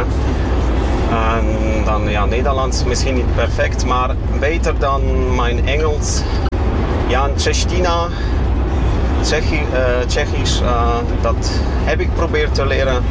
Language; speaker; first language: Dutch; non-native, fluent; Kashubian